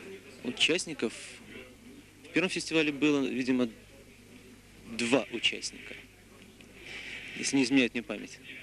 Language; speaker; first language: Russian; native; Russian